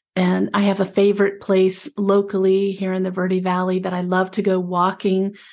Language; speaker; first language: English; native; English